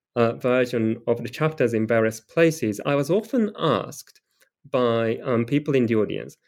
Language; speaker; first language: English; non-native, fluent; Japanese